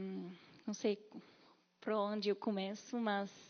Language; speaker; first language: Portuguese; non-native, learner; Arabic